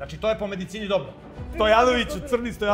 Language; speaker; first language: Serbian; native; Serbian